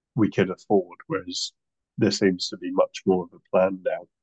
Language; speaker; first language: English; native; English